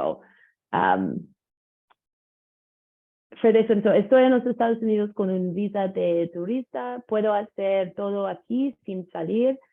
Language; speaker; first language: Spanish; non-native, learner; English